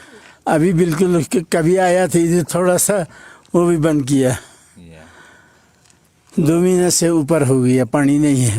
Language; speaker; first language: Hindi; non-native, local second language; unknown